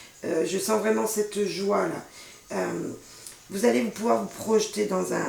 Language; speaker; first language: French; native; French